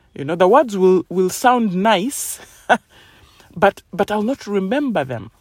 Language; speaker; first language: English; non-native, local second language; Ganda